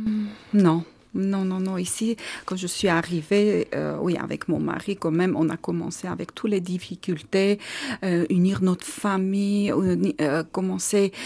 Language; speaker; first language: French; non-native, learner; Armenian